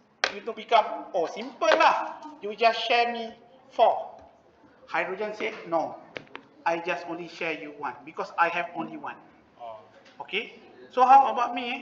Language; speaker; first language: English; non-native, local second language; Malay